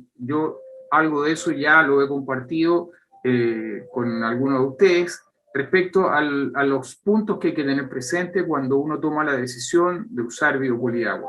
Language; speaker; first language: Spanish; native; Spanish